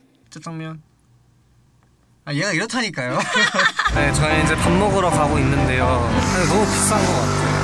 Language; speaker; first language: Korean; native; Korean